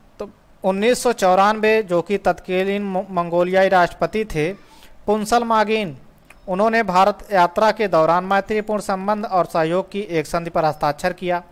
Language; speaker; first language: Hindi; native; Hindi